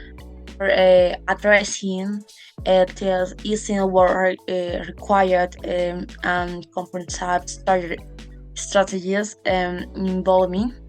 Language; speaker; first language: English; non-native, learner; Spanish